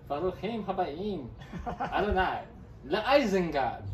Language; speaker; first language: Hebrew; non-native, learner; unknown